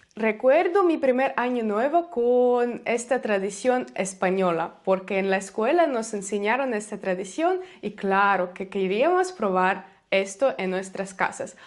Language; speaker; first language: Spanish; non-native, fluent; Russian